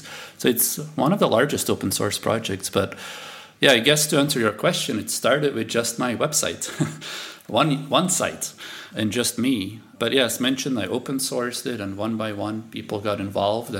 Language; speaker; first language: English; non-native, fluent; Dutch